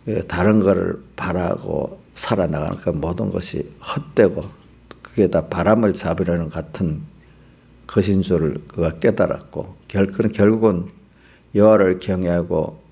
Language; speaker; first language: Korean; native; Korean